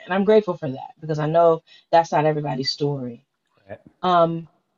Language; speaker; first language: English; native; English